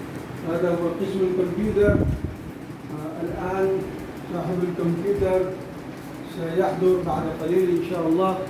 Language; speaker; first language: Arabic; non-native, fluent; Urdu